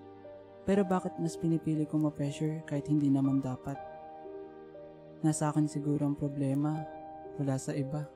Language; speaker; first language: Filipino; native; Filipino